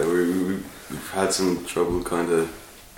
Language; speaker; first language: English; native; English